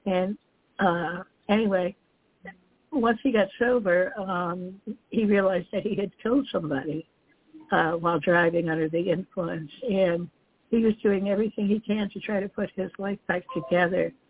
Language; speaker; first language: English; early bilingual, other home language; Dutch